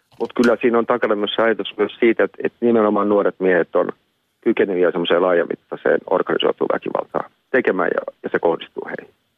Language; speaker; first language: Finnish; native; Finnish